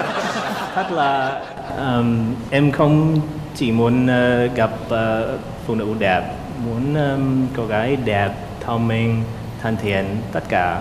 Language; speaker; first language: Vietnamese; non-native, fluent; English